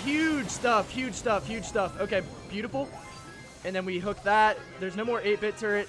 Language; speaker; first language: English; native; English